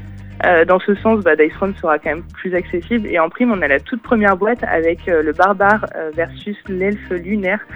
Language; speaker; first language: French; native; French